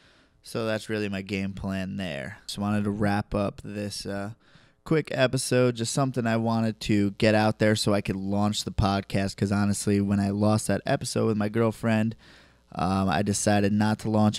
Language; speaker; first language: English; native; English